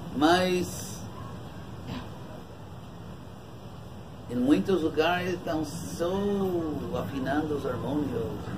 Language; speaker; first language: Portuguese; non-native, fluent; English